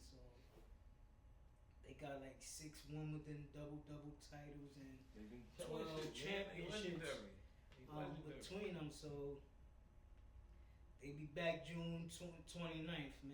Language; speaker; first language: English; native; English